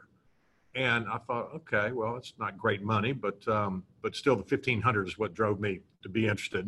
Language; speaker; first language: English; native; English